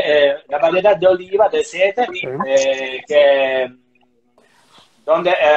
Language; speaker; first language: Spanish; non-native, learner; Italian